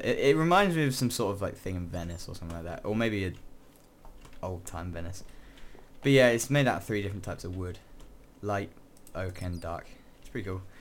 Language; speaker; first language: English; native; English